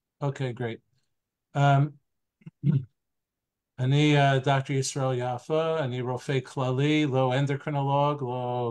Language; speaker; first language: Hebrew; non-native, fluent; English